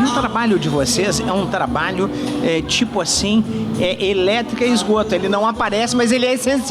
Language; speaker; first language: Portuguese; native; Portuguese